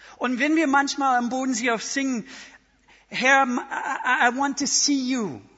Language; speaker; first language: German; non-native, fluent; English